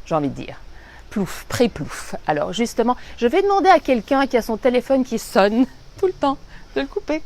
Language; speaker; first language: French; native; French